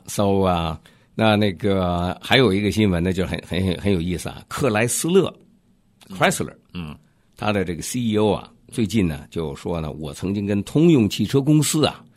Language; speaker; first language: Chinese; native; Chinese